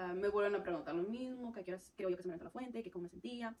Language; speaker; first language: Spanish; early bilingual, heritage; Spanish